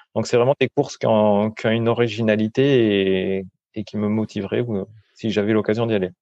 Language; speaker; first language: French; native; French